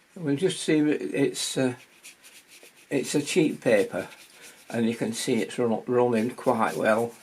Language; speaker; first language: English; native; English